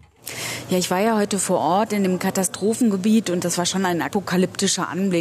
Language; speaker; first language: German; native; German